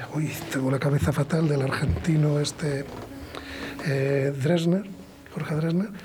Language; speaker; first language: Spanish; native; Spanish